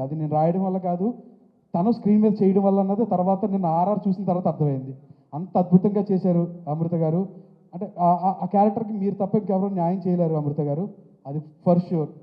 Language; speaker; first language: Telugu; native; Telugu